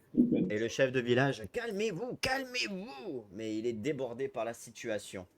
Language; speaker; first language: French; native; French